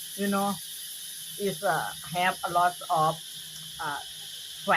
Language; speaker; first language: English; non-native, learner; Thai